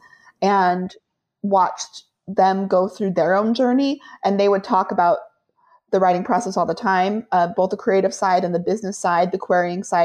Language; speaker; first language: English; native; English